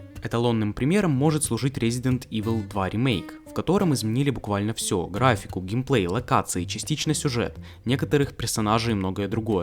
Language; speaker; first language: Russian; native; Russian